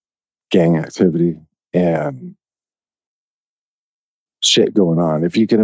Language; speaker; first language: English; native; English